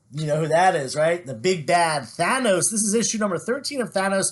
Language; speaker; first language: English; native; English